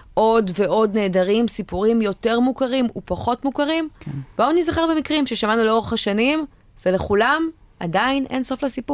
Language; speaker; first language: Hebrew; native; Hebrew